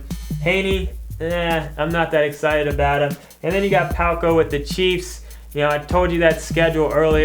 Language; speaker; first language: English; native; English